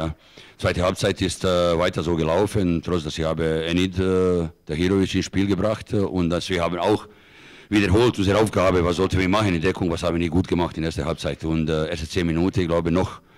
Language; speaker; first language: German; non-native, fluent; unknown